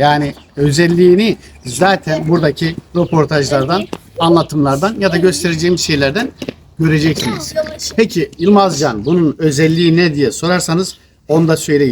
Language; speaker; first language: Turkish; native; Turkish